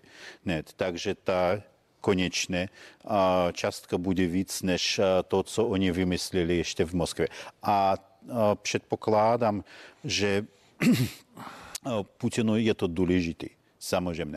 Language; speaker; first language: Czech; non-native, fluent; Russian